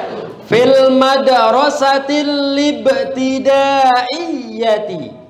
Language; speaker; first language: Arabic; non-native, fluent; Indonesian